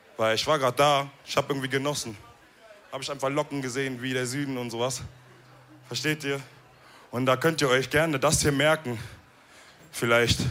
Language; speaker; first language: German; early bilingual, other home language; Wolof